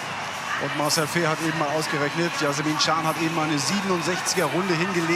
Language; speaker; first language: German; native; German